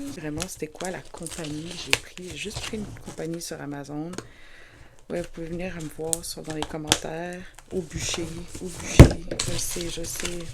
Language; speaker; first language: French; native; French